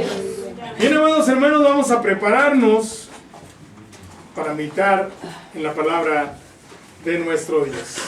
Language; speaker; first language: Spanish; native; Spanish